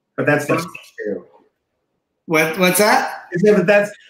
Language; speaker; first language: English; native; English